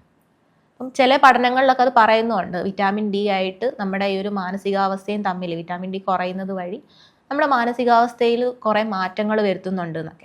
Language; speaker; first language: Malayalam; native; Malayalam